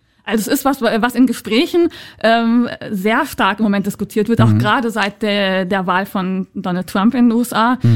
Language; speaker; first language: German; native; German